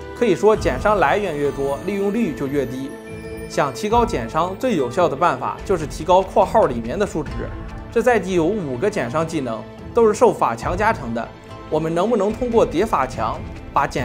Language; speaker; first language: Chinese; native; Chinese